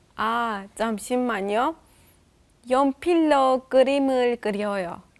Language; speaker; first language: Korean; non-native, learner; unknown